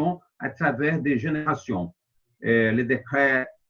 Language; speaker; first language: French; non-native, fluent; Portuguese